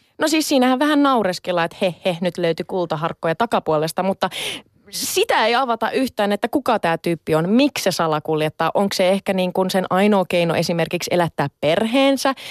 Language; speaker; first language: Finnish; native; Finnish